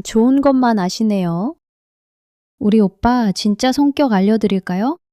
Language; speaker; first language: Korean; early bilingual, heritage; English